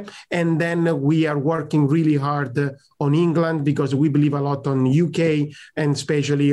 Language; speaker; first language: English; non-native, fluent; Italian